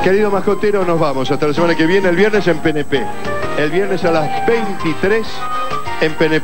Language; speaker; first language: Spanish; native; Spanish